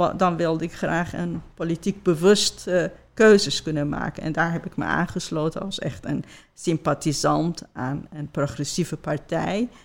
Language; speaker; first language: Dutch; non-native, fluent; Persian